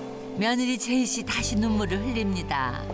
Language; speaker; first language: Korean; native; Korean